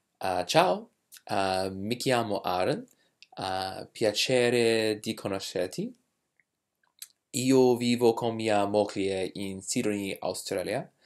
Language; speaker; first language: Italian; non-native, learner; English